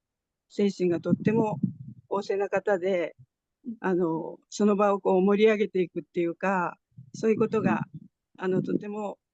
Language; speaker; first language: Japanese; native; Japanese